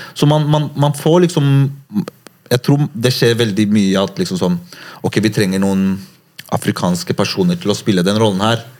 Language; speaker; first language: Norwegian; early bilingual, other home language; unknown